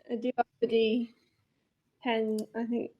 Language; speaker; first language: Danish; non-native, learner; English